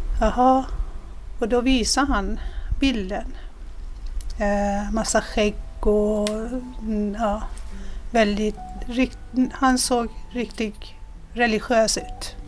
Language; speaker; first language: Swedish; non-native, fluent; Persian